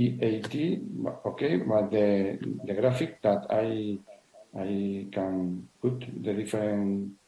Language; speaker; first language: English; non-native, learner; Spanish